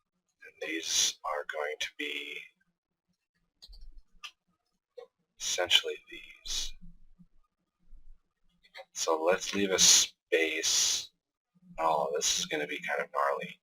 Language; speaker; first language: English; native; English